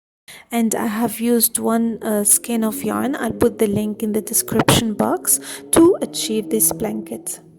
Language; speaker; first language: English; non-native, fluent; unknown